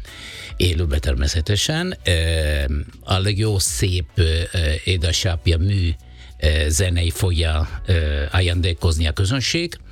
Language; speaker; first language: Hungarian; non-native, fluent; Italian